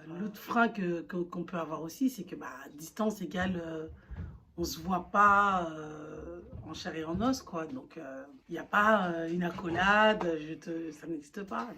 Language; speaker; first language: French; early bilingual, other home language; Soninke